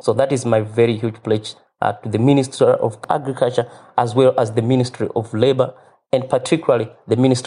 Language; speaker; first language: English; non-native, local second language; Nyanja